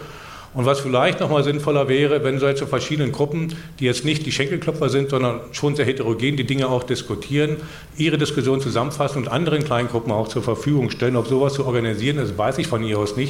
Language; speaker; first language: German; native; German